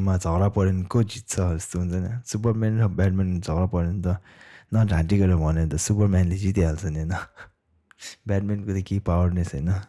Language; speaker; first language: Nepali; non-native, local second language; Tibetan